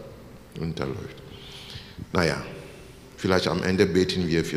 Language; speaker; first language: German; non-native, learner; English